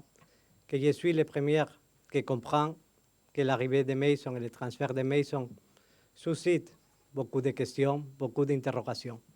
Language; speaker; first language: French; non-native, fluent; Spanish